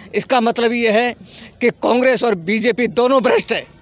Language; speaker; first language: Hindi; native; Hindi